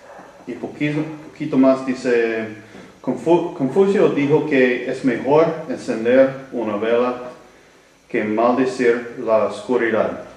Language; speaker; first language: Spanish; non-native, learner; English